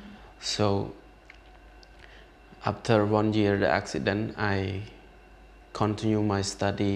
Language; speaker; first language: English; non-native, learner; Khmer